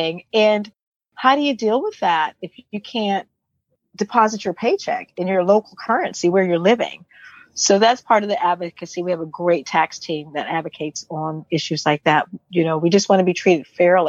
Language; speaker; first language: English; native; English